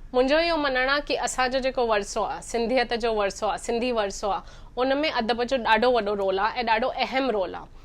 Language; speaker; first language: Sindhi; early bilingual, heritage; Sindhi